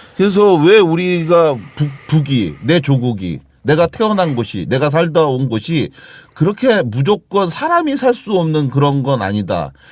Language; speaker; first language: Korean; native; Korean